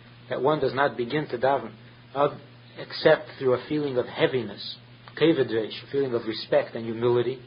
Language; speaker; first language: English; native; English